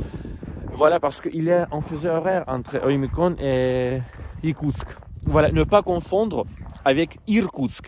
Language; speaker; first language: French; non-native, fluent; Russian